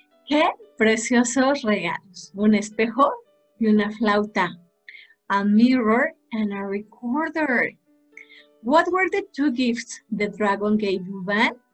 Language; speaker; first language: English; non-native, fluent; Spanish